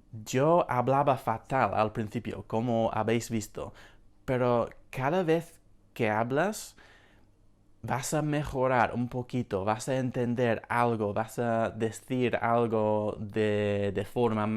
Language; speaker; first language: Spanish; non-native, fluent; English